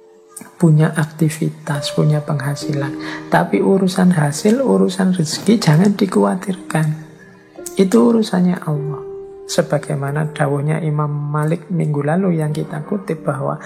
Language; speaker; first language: Indonesian; native; Indonesian